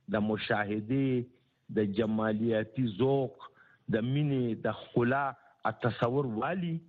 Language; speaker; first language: Pashto; native; Pashto